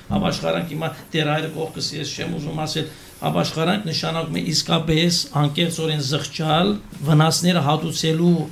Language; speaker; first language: Armenian; native; Armenian